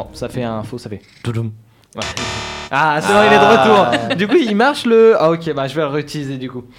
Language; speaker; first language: French; native; French